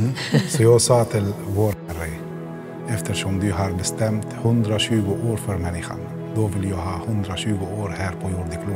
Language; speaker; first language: Swedish; non-native, fluent; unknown